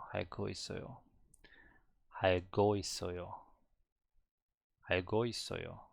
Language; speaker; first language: Korean; non-native, learner; German